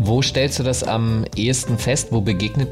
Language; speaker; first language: German; native; German